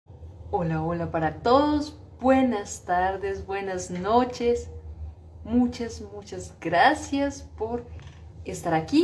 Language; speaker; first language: Spanish; native; Spanish